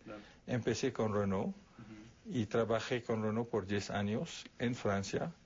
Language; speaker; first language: Spanish; non-native, fluent; Arabic